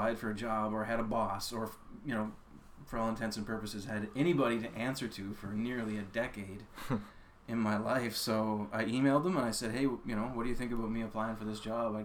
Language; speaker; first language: English; native; English